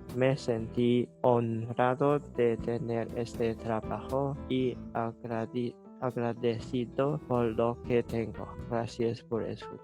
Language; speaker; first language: Spanish; non-native, learner; Cantonese